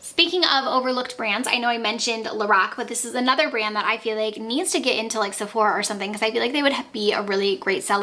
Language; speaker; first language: English; native; English